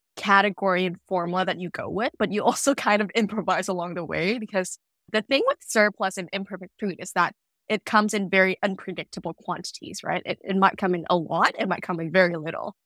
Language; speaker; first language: English; non-native, fluent; Vietnamese